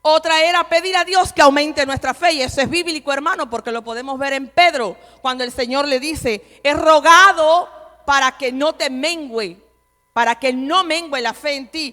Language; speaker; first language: Spanish; native; Spanish